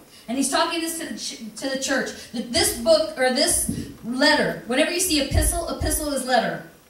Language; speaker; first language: English; early bilingual, other home language; Spanish